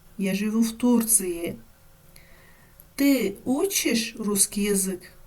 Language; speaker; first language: Russian; non-native, fluent; Turkish